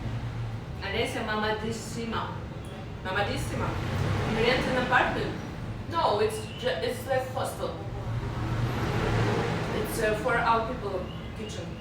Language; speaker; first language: English; non-native, learner; Russian